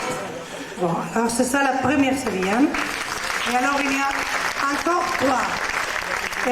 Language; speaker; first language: French; non-native, learner; Spanish